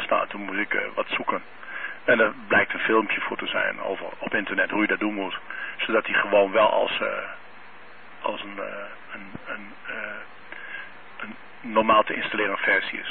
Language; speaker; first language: Dutch; native; Dutch